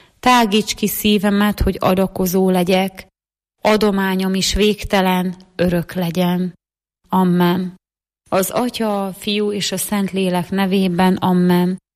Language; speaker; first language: Hungarian; native; Hungarian